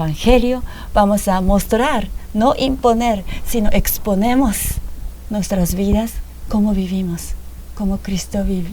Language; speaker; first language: Spanish; non-native, fluent; Japanese